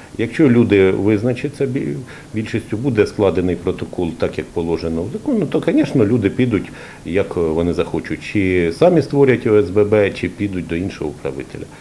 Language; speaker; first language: Ukrainian; native; Ukrainian